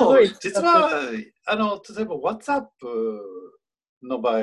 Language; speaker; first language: Japanese; non-native, fluent; English